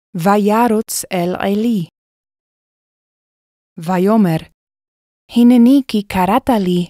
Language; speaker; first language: Hebrew; non-native, fluent; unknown